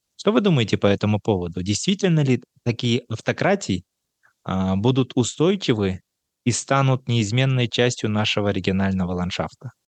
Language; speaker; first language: Russian; non-native, local second language; Kazakh